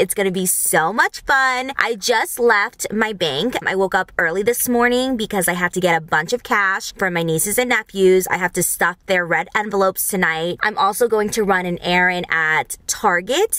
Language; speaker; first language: English; early bilingual, other home language; Vietnamese